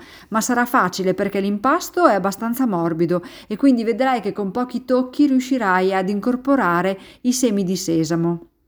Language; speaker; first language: Italian; native; Italian